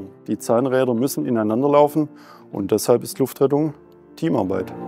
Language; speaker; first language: German; native; German